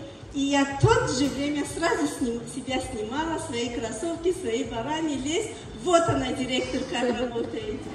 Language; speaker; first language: Russian; non-native, learner; Tajik